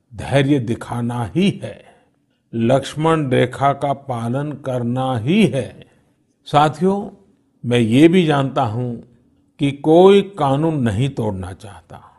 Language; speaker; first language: Hindi; non-native, local second language; Gujarati